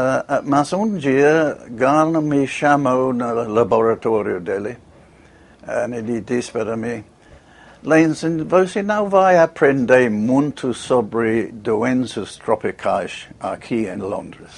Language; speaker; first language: Portuguese; non-native, fluent; English